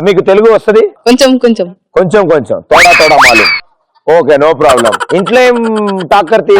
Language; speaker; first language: Telugu; native; Telugu